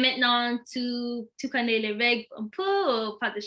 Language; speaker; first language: French; non-native, learner; English